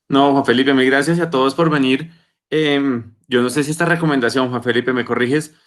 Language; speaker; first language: Spanish; native; Spanish